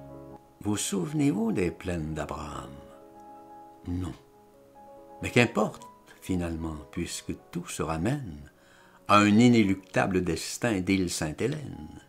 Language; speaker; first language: French; native; French